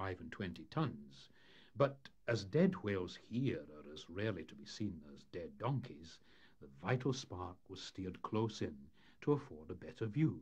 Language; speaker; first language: English; native; English